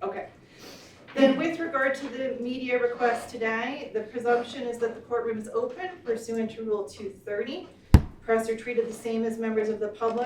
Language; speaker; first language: English; native; English